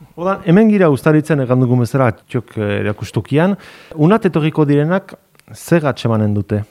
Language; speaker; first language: Basque; native; Basque